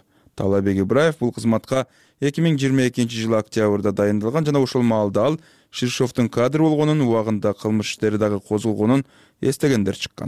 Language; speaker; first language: Kyrgyz; native; Kyrgyz